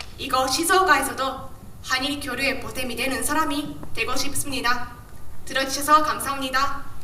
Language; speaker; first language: Korean; non-native, fluent; Japanese